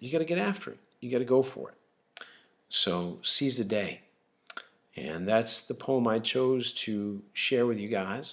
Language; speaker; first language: English; native; English